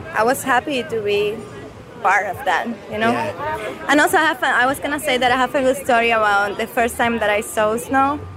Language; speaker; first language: English; non-native, fluent; Spanish